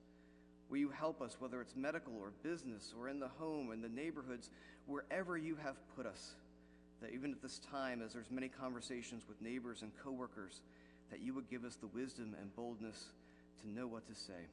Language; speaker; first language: English; native; English